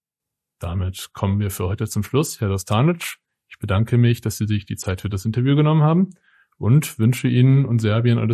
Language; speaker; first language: German; native; German